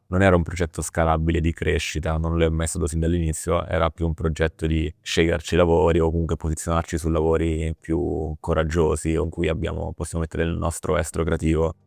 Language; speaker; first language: Italian; native; Italian